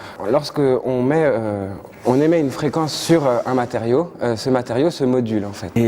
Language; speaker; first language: French; native; French